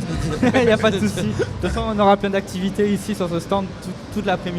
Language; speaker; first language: French; native; French